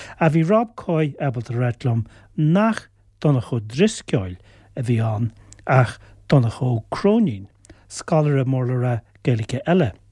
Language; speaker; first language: Irish; native; Irish